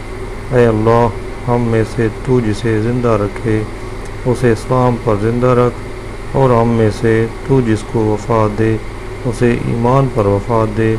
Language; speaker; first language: Urdu; native; Urdu